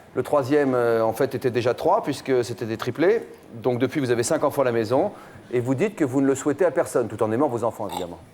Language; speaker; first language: French; native; French